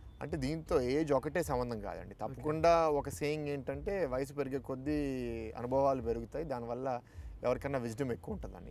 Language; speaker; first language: Telugu; native; Telugu